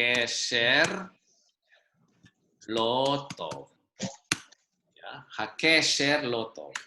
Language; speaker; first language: Hebrew; non-native, fluent; Indonesian